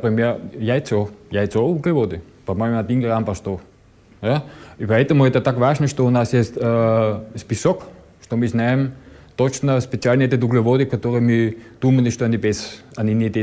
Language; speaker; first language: Russian; non-native, learner; German